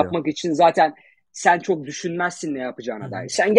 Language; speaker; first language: Turkish; native; Turkish